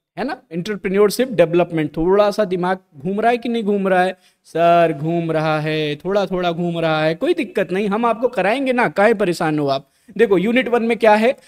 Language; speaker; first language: Hindi; native; Hindi